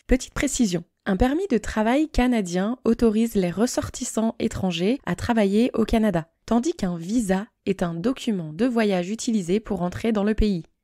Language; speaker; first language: French; native; French